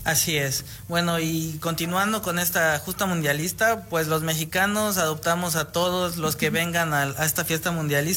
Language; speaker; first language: Spanish; native; Spanish